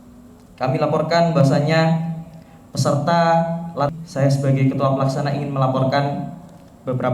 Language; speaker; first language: Indonesian; native; Indonesian